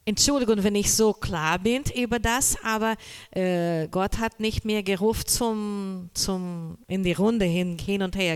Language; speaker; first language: German; non-native, learner; Portuguese